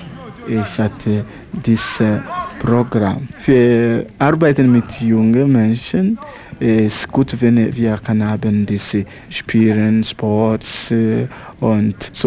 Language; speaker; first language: German; non-native, learner; Swahili